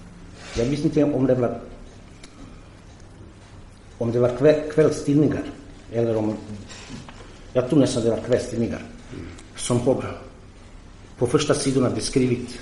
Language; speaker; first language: Swedish; non-native, fluent; Croatian